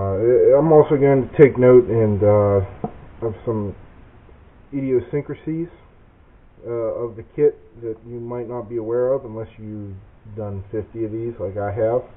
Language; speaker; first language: English; native; English